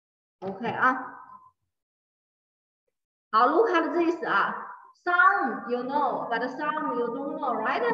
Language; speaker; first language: English; non-native, learner; Chinese